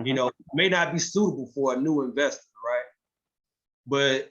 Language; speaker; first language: English; native; English